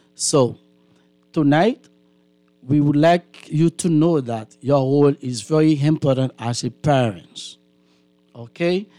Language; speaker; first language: English; non-native, fluent; Haitian Creole